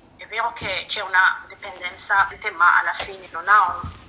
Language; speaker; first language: Italian; non-native, fluent; Arabic